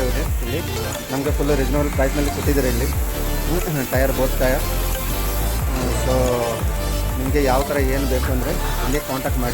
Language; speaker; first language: Kannada; non-native, learner; Hindi